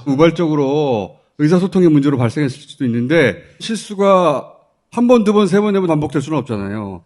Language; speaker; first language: Korean; native; Korean